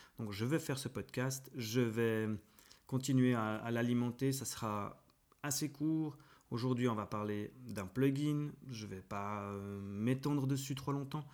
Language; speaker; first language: French; native; French